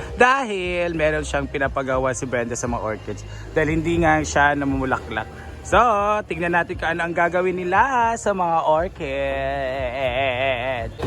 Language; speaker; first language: Filipino; non-native, local second language; Cebuano